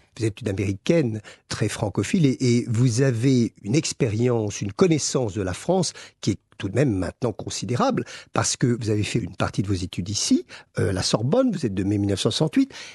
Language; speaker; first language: French; native; French